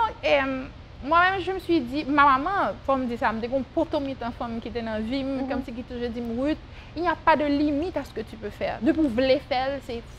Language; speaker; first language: French; non-native, local second language; Haitian Creole